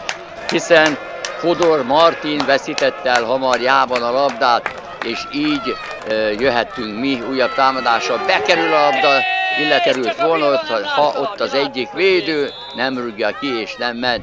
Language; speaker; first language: Hungarian; native; Hungarian